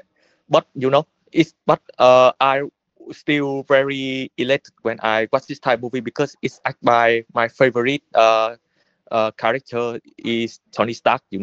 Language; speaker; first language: English; non-native, learner; Vietnamese